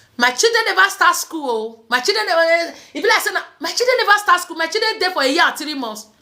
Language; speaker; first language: Nigerian Pidgin; native; Nigerian Pidgin